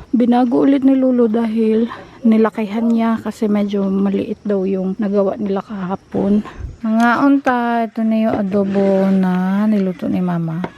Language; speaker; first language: Filipino; non-native, local second language; Cebuano